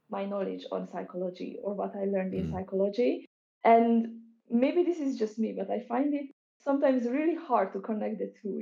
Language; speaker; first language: English; non-native, fluent; Hungarian